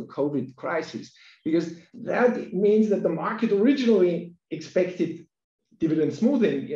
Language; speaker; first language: English; non-native, fluent; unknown